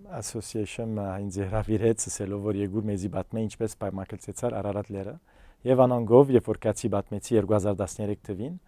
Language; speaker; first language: Armenian; early bilingual, heritage; Armenian